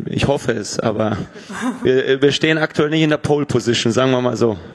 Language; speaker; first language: German; native; German